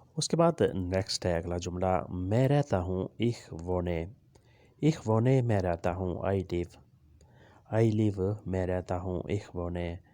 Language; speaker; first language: Urdu; native; Urdu